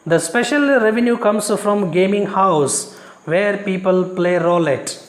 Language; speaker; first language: English; non-native, local second language; Kannada